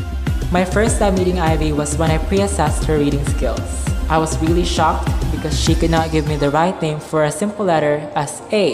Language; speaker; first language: English; non-native, local second language; Cebuano